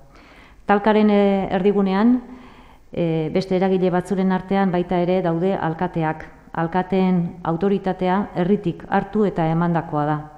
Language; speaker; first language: Basque; native; Basque